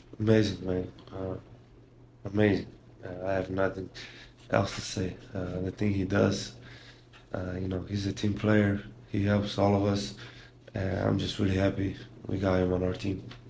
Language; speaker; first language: English; non-native, fluent; Slovenian